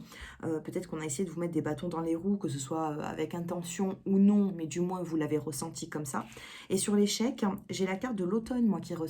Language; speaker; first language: French; native; French